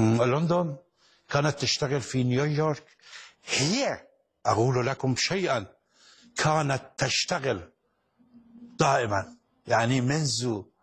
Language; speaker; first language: Arabic; non-native, fluent; Persian